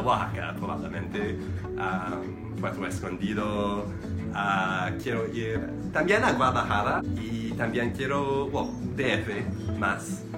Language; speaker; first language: Spanish; non-native, learner; English